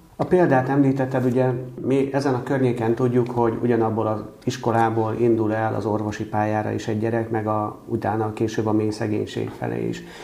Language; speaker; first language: Hungarian; native; Hungarian